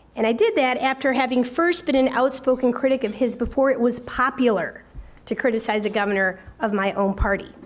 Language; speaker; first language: English; native; English